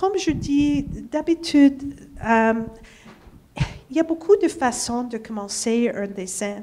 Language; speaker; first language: French; non-native, fluent; English